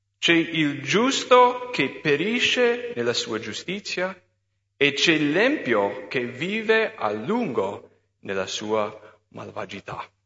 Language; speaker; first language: Italian; non-native, fluent; English